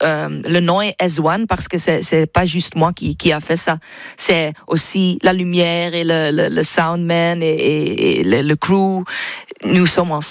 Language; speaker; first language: French; non-native, learner; Dutch